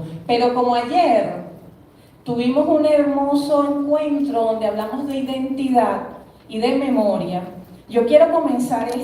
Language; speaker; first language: Spanish; native; Spanish